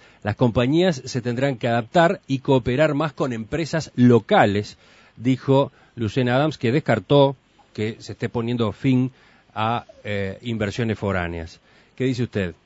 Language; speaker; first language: Spanish; native; Spanish